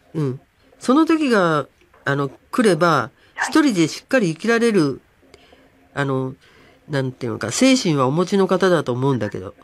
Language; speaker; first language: Japanese; native; Japanese